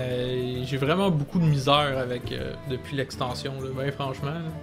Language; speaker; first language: French; native; French